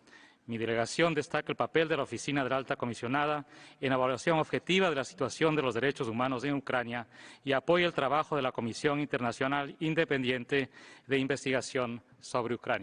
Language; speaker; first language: Spanish; native; Spanish